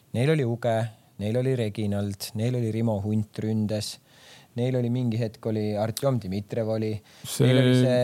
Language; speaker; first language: Estonian; native; Estonian